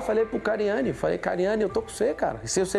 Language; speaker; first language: Portuguese; native; Portuguese